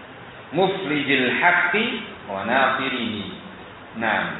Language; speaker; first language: Arabic; non-native, fluent; Indonesian